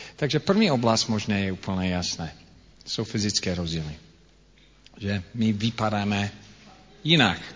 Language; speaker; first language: Czech; non-native, fluent; English